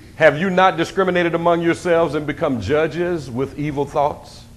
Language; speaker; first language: English; native; English